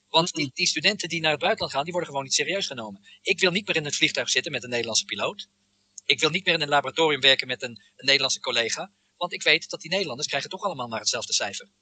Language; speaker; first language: Dutch; non-native, fluent; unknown